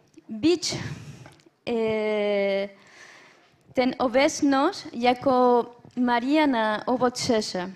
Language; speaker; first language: Polish; non-native, learner; French